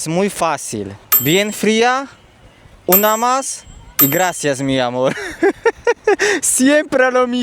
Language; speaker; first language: Spanish; non-native, learner; Polish